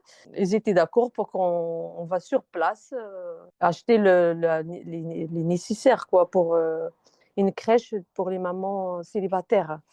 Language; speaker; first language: French; non-native, fluent; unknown